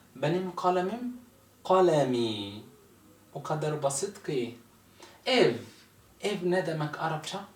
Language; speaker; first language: Turkish; non-native, fluent; Arabic